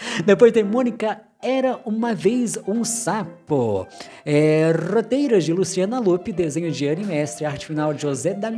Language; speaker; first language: Portuguese; native; Portuguese